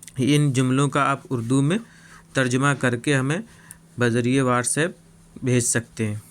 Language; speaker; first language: Urdu; native; Urdu